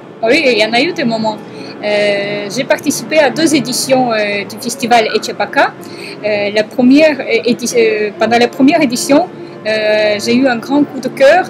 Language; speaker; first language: French; non-native, fluent; Russian